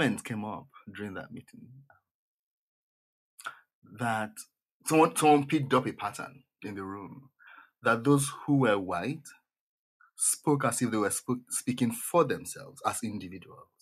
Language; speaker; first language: English; non-native, local second language; Yoruba